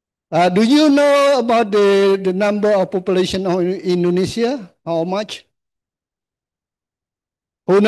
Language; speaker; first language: English; non-native, learner; Khmer